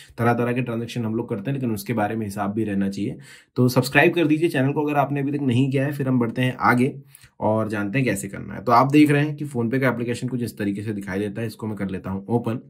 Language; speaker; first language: Hindi; native; Hindi